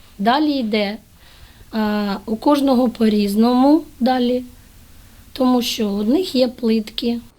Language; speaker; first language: Ukrainian; native; Ukrainian